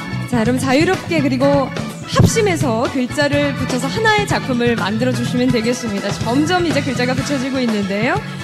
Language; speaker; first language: Korean; native; Korean